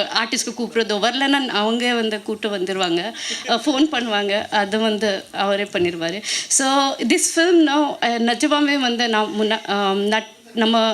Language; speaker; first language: Tamil; non-native, learner; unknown